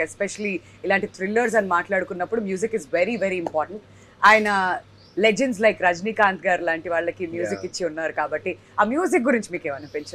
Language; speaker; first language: Telugu; native; Telugu